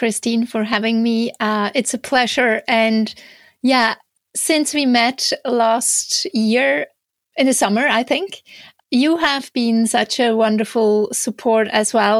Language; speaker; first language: English; non-native, fluent; Swiss German